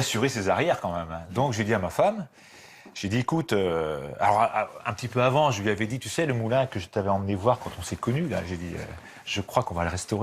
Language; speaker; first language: French; native; French